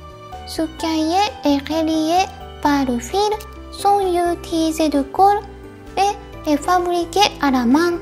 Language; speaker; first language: French; non-native, fluent; Japanese